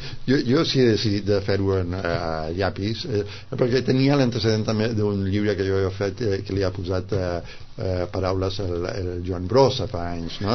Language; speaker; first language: Catalan; non-native, fluent; Spanish